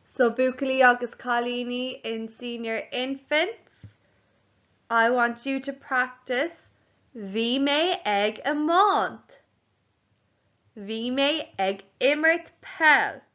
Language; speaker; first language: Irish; non-native, local second language; English